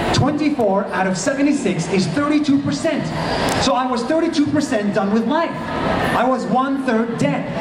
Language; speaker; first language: English; non-native, fluent; Arabic